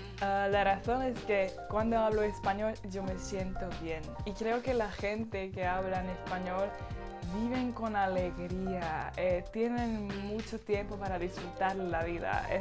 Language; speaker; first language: Spanish; non-native, learner; Slovak